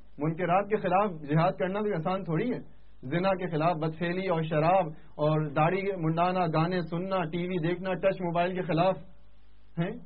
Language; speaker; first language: Urdu; non-native, local second language; Sindhi